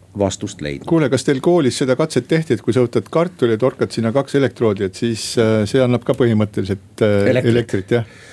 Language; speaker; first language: Estonian; native; Estonian